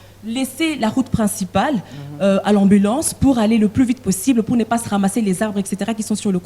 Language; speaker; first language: French; non-native, local second language; Lingala